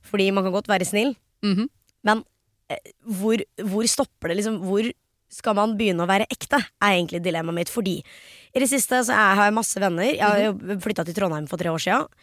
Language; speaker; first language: Norwegian; early bilingual, other home language; Hindi